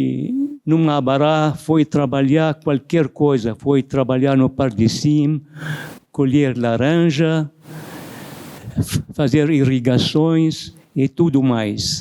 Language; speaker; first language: Portuguese; non-native, fluent; Arabic